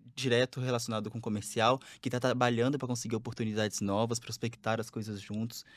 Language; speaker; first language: Portuguese; native; Portuguese